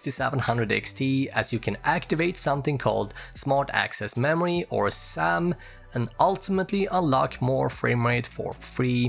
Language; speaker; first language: English; native; English